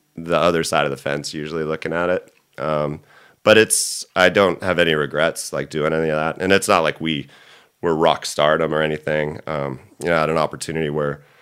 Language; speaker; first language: English; native; English